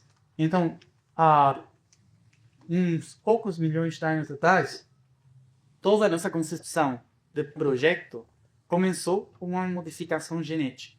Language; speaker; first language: Portuguese; non-native, fluent; Spanish